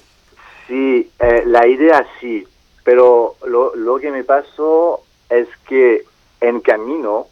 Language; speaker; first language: Spanish; non-native, fluent; French